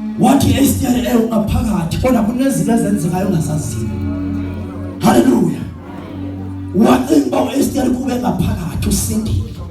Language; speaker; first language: Zulu; non-native, local second language; Xhosa